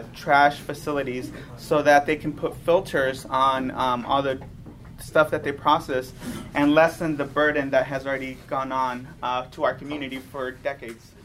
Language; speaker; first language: English; early bilingual, other home language; Spanish